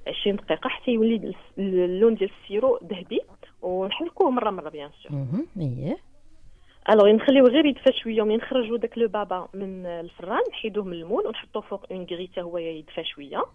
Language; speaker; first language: Arabic; native; Arabic